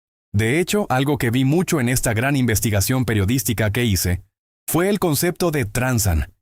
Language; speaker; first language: Spanish; native; Spanish